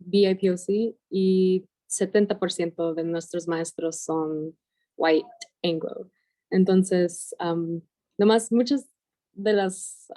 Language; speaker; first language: Spanish; early bilingual, heritage; Spanish